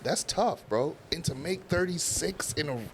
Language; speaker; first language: English; native; English